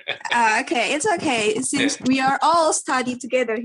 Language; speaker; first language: English; non-native, learner; Indonesian